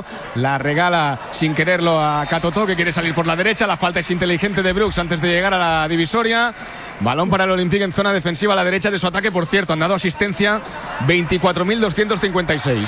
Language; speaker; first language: Spanish; native; Spanish